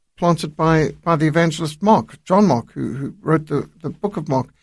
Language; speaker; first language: English; native; English